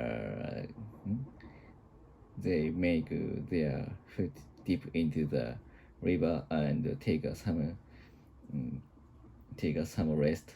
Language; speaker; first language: English; non-native, learner; Japanese